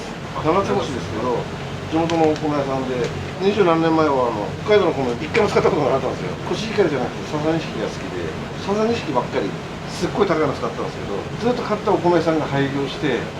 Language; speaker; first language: Japanese; native; Japanese